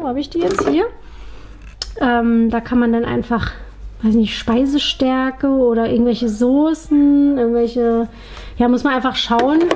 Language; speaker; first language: German; native; German